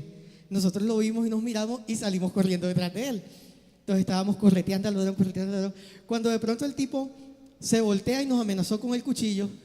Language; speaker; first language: Spanish; native; Spanish